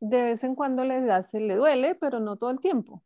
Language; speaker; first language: Spanish; native; Spanish